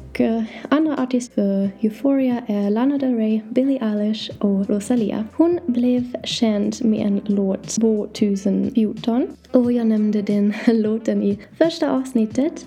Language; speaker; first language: Swedish; non-native, learner; English